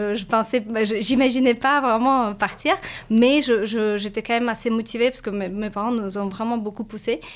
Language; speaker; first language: French; non-native, fluent; Latvian